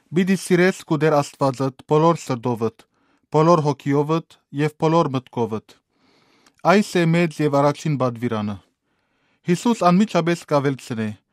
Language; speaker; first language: Armenian; native; Armenian